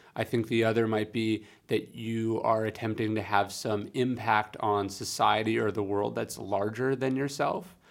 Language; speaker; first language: English; native; English